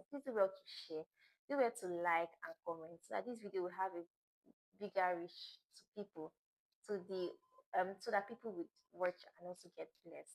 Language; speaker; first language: English; non-native, local second language; Igbo